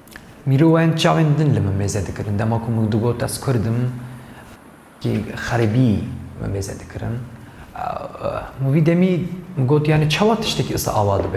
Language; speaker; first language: Kurdish; non-native, local second language; Turkish